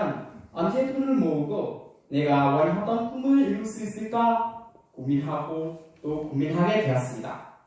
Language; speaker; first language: Korean; non-native, learner; Khmer